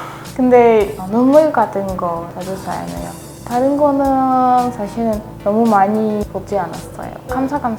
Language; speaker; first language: Korean; non-native, learner; Russian